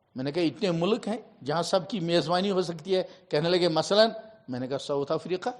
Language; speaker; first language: Urdu; non-native, local second language; Kashmiri